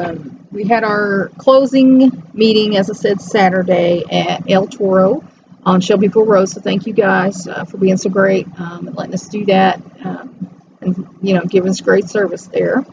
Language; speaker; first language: English; native; English